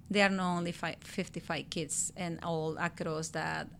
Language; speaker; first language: English; non-native, learner; Spanish